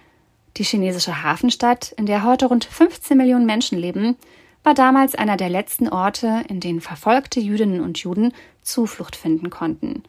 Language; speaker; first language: German; native; German